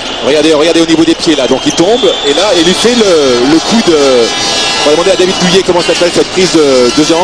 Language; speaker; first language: French; native; French